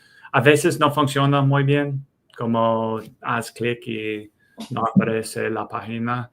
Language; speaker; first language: Spanish; non-native, fluent; English